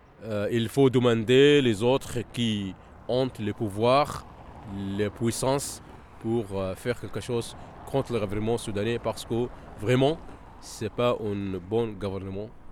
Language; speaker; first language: French; non-native, fluent; Arabic